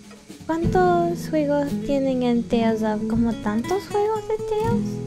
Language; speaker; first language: Spanish; early bilingual, heritage; English